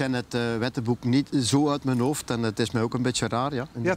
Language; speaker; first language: Dutch; native; Dutch